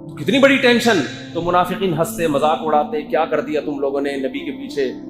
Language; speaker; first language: Urdu; native; Urdu